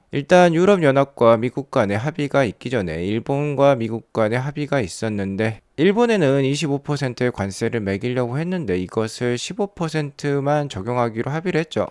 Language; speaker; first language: Korean; native; Korean